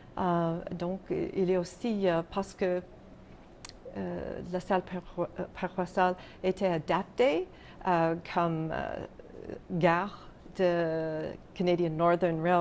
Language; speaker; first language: French; non-native, local second language; English